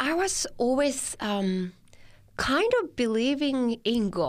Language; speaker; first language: English; non-native, fluent; Japanese